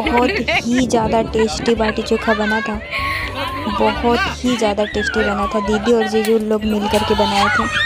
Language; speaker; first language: Hindi; native; Hindi